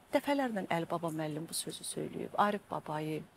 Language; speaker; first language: Azerbaijani; native; Azerbaijani